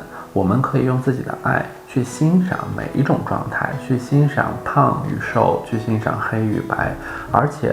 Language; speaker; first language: Chinese; native; Chinese